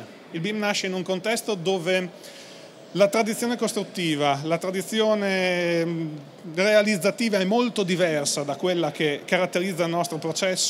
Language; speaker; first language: Italian; native; Italian